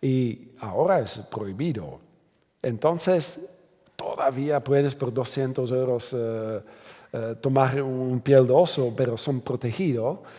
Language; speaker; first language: Spanish; non-native, fluent; Dutch